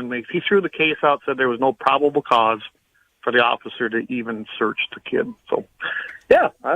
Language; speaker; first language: English; native; English